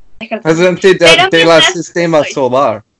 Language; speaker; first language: Spanish; non-native, learner; English